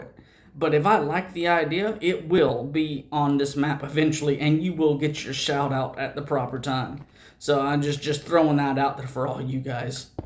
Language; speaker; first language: English; native; English